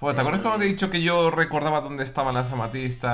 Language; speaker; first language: Spanish; native; Spanish